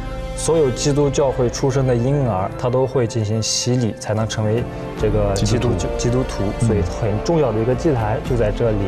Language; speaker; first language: Chinese; native; Chinese